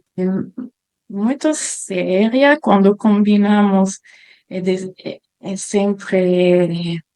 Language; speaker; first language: Portuguese; non-native, fluent; French